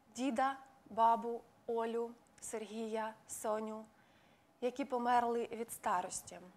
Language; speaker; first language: Ukrainian; non-native, local second language; Russian